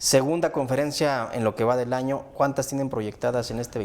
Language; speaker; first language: Spanish; native; Spanish